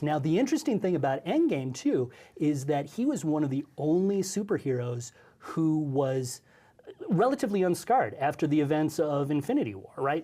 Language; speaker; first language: English; native; English